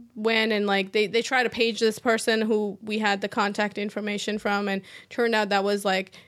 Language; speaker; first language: English; early bilingual, other home language; Persian